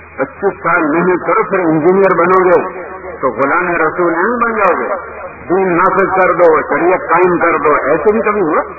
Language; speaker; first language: Urdu; non-native, local second language; Punjabi